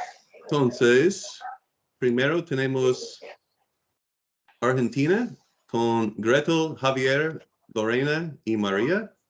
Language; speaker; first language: Spanish; non-native, learner; English